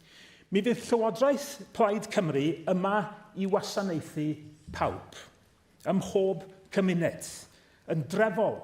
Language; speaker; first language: Welsh; native; Welsh